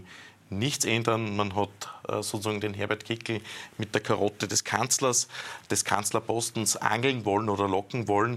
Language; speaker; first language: German; native; German